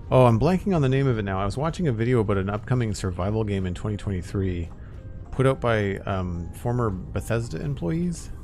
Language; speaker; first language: English; native; English